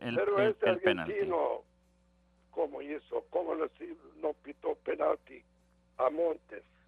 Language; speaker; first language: Spanish; non-native, learner; Serbian